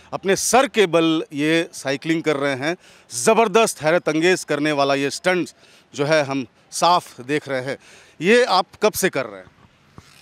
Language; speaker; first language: Hindi; native; Hindi